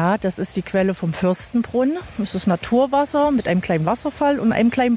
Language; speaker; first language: German; native; German